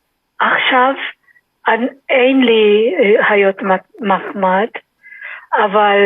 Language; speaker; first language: Hebrew; non-native, learner; German